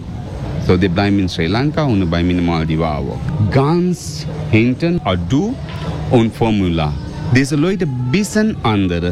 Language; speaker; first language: German; non-native, learner; Sinhala